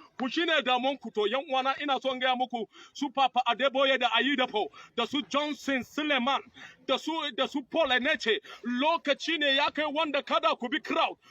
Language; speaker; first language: Hausa; non-native, local second language; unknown